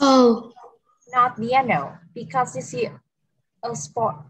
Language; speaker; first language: English; non-native, fluent; Vietnamese